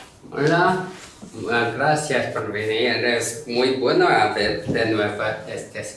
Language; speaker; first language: Spanish; non-native, learner; Korean